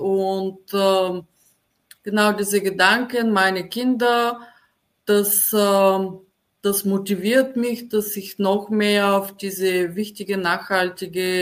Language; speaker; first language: German; non-native, fluent; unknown